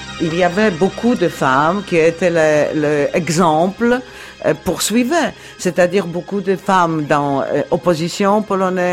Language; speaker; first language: French; non-native, learner; Polish